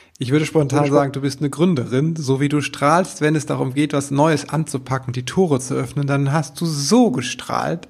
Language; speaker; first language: German; native; German